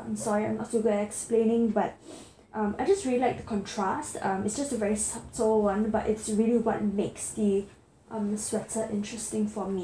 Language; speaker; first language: English; native; English